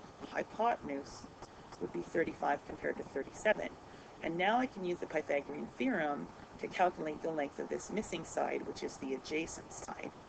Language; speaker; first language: English; native; English